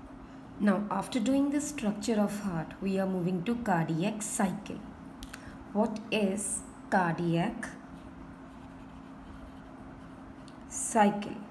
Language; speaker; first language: English; non-native, local second language; Hindi